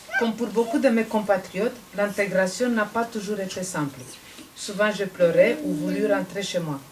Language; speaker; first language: French; non-native, fluent; Romanian